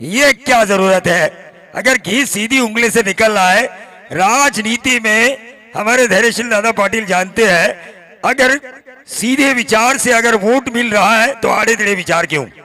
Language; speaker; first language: Hindi; non-native, local second language; Marathi